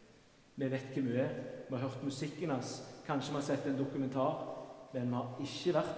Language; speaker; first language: Norwegian; native; Norwegian